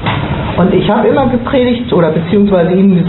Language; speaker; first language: German; native; German